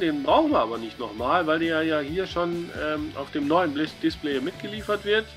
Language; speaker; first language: German; native; German